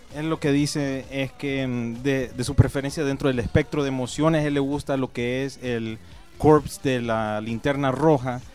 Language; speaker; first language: Spanish; native; Spanish